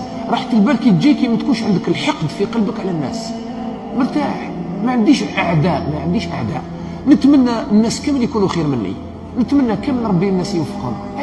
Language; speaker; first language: Arabic; native; Arabic